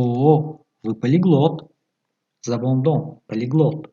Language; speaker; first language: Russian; non-native, fluent; Tajik